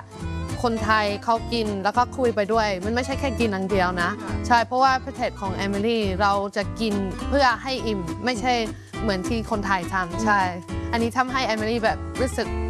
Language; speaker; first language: Thai; non-native, fluent; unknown